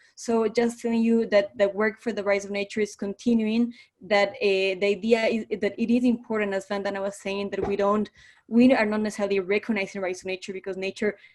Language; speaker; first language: English; non-native, fluent; Spanish